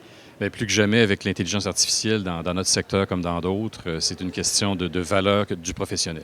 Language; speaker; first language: French; native; French